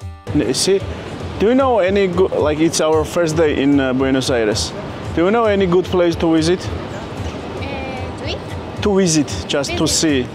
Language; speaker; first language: English; non-native, learner; Georgian